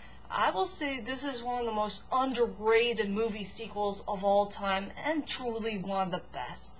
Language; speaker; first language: English; native; English